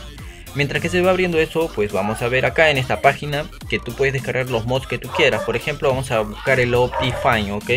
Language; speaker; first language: Spanish; native; Spanish